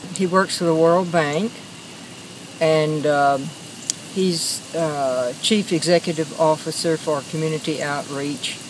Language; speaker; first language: English; native; English